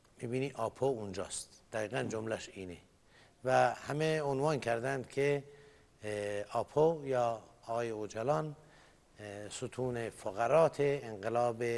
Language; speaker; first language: Persian; non-native, local second language; Kurdish